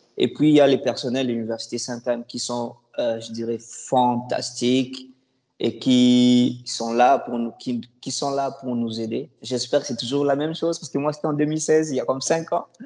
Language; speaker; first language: French; non-native, local second language; Lingala